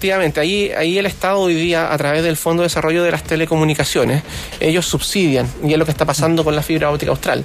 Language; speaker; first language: Spanish; native; Spanish